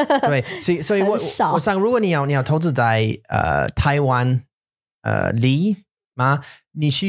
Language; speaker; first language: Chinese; non-native, learner; English